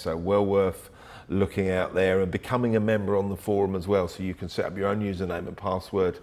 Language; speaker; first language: English; native; English